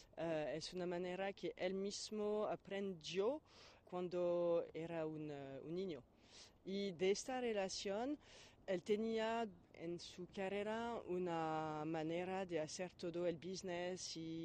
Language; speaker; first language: Spanish; non-native, fluent; French